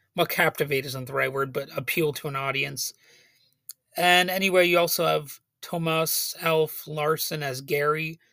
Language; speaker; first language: English; native; English